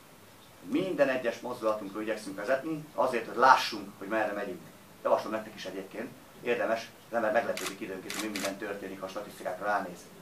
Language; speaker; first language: Hungarian; native; Hungarian